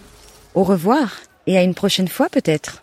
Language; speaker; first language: French; native; French